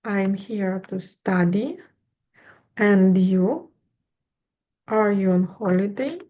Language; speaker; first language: English; non-native, learner; Ukrainian